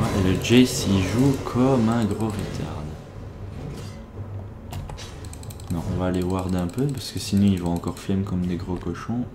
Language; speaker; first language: French; native; French